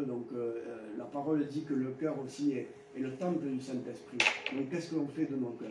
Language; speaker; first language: French; native; French